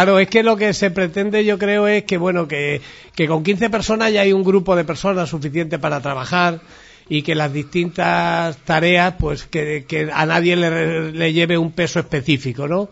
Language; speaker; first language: Spanish; native; Spanish